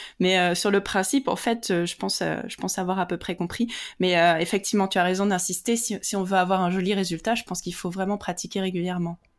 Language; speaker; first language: French; native; French